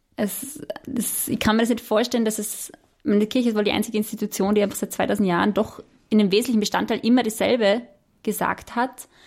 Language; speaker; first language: German; native; German